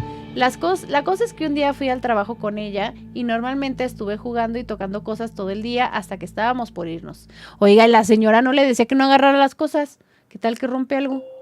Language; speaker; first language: Spanish; native; Spanish